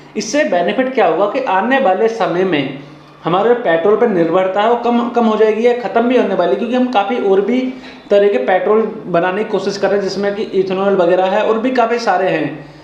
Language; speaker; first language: Hindi; native; Hindi